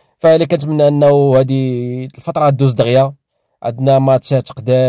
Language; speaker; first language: Arabic; native; Arabic